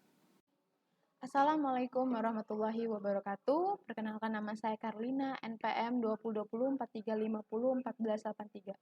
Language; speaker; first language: Indonesian; native; Indonesian